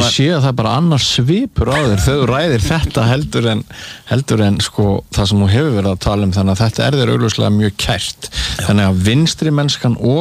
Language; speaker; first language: Icelandic; native; Icelandic